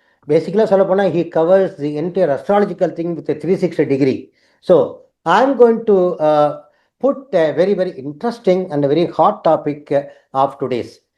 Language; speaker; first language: English; non-native, local second language; Tamil